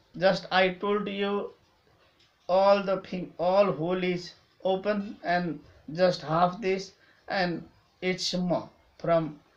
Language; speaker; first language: English; non-native, local second language; Nepali